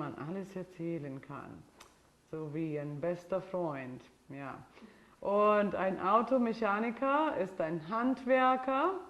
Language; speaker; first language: German; non-native, fluent; English